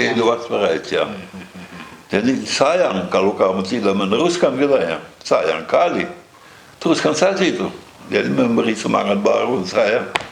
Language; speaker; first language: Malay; non-native, fluent; Dutch